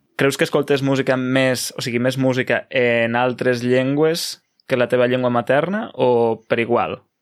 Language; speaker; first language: Catalan; native; Catalan